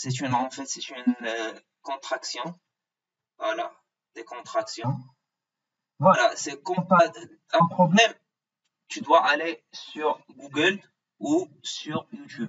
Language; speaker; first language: French; non-native, local second language; Arabic